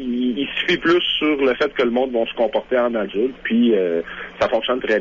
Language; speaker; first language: French; native; French